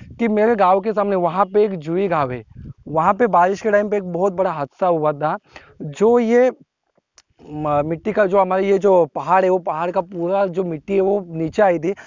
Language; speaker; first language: Hindi; non-native, local second language; Marathi